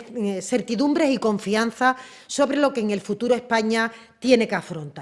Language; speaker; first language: Spanish; native; Spanish